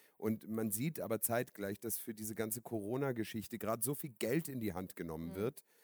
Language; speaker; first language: German; native; German